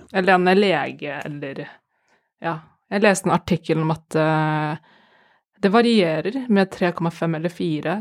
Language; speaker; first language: Norwegian; non-native, fluent; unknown